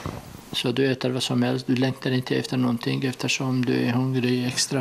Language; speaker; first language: Swedish; non-native, fluent; Arabic